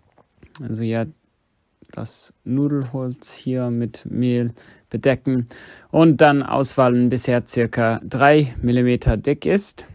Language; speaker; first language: German; non-native, fluent; English